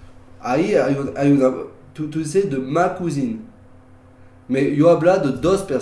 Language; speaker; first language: Spanish; non-native, learner; French